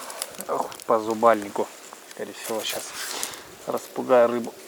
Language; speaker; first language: Russian; native; Russian